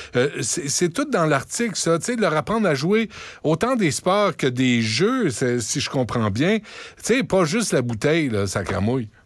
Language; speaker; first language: French; native; French